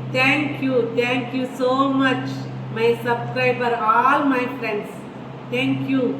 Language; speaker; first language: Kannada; non-native, local second language; Tulu